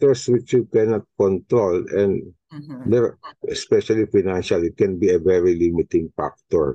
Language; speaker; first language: English; non-native, local second language; Filipino